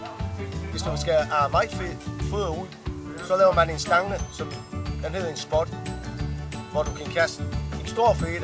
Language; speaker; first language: Danish; non-native, fluent; English